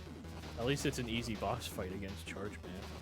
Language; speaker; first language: English; native; English